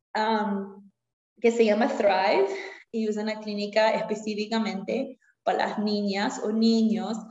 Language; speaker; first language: Spanish; native; Spanish